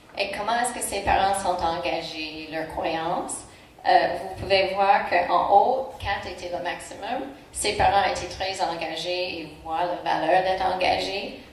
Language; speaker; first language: French; non-native, local second language; English